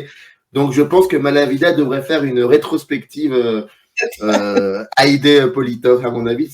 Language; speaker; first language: French; native; French